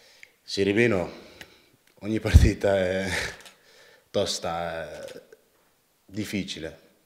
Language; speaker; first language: Italian; non-native, learner; Dutch